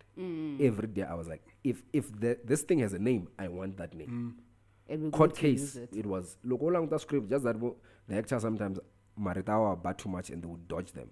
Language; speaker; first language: English; non-native, local second language; Tsonga